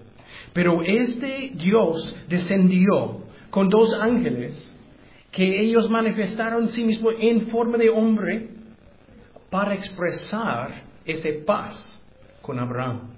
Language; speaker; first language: Spanish; non-native, learner; English